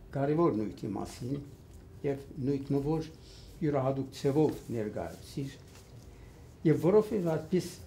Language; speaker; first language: Armenian; early bilingual, heritage; Armenian